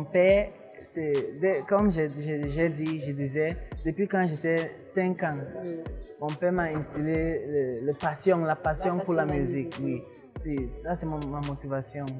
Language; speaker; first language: French; non-native, local second language; English